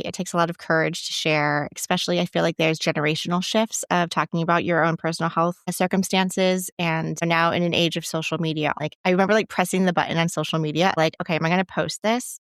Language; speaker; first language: English; native; English